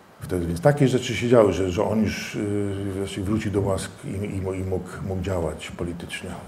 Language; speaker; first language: Polish; early bilingual, heritage; Polish